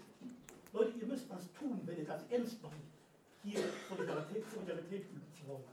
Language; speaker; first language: German; native; German